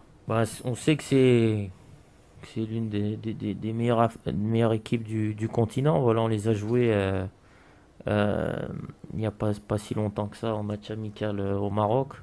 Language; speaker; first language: French; native; French